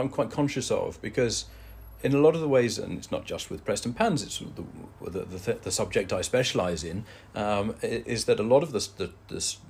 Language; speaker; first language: English; native; English